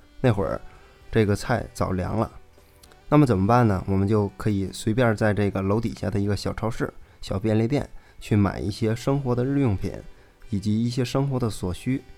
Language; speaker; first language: Chinese; native; Chinese